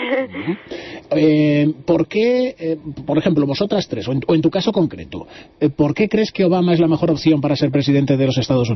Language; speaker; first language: Spanish; native; Spanish